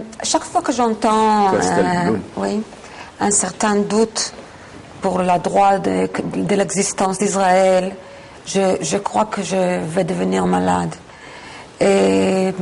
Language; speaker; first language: French; non-native, fluent; Hebrew